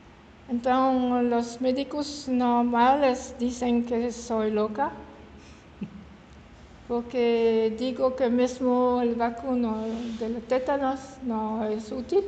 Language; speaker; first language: Spanish; non-native, learner; French